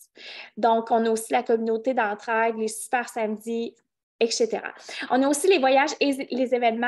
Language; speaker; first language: French; native; French